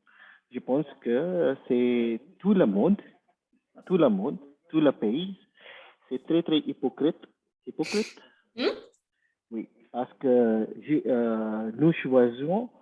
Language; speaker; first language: French; non-native, learner; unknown